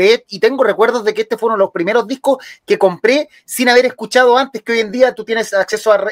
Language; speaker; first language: Spanish; native; Spanish